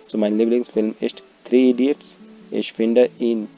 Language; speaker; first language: German; non-native, fluent; Hindi